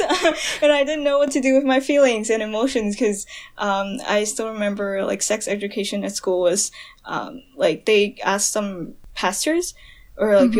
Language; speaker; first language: English; non-native, local second language; Cantonese